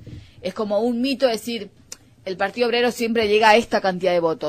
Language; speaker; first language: Spanish; native; Spanish